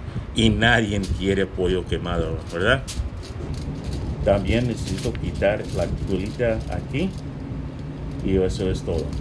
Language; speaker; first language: Spanish; early bilingual, heritage; English